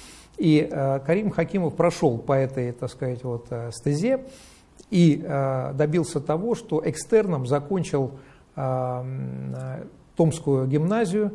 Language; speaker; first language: Russian; native; Russian